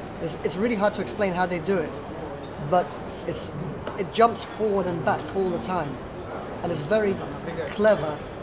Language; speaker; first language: English; early bilingual, other home language; Russian